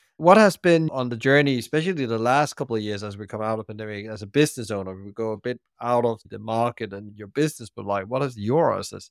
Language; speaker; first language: English; non-native, fluent; Danish